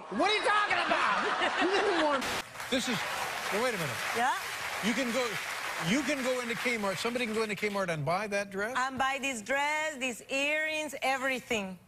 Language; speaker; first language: English; non-native, fluent; Spanish